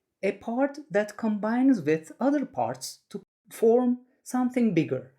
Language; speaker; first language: English; non-native, fluent; Turkish